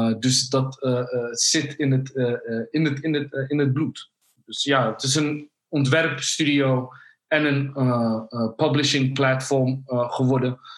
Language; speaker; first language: Dutch; early bilingual, other home language; Somali